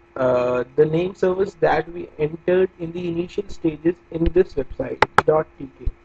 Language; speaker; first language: English; non-native, local second language; Hindi